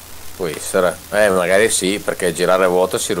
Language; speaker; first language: Italian; native; Italian